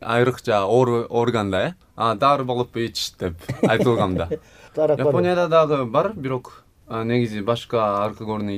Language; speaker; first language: Kyrgyz; non-native, fluent; Japanese